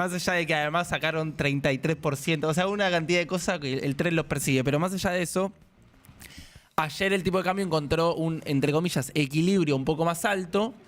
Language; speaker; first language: Spanish; native; Spanish